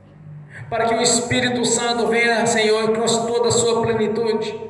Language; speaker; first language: Portuguese; native; Portuguese